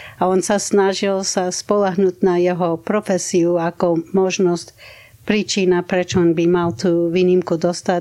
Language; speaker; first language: Slovak; non-native, fluent; English